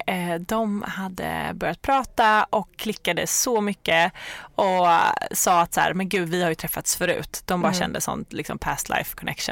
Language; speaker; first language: Swedish; native; Swedish